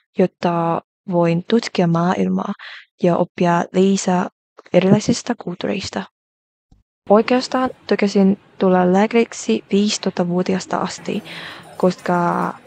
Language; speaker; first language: Finnish; non-native, learner; Vietnamese